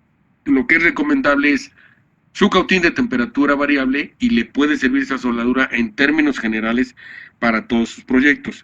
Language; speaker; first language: Spanish; native; Spanish